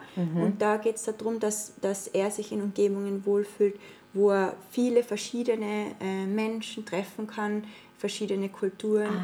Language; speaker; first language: German; native; German